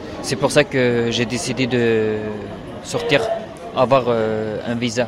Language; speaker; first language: French; non-native, learner; Uyghur